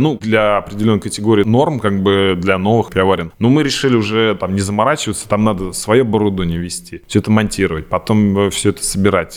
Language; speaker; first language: Russian; native; Russian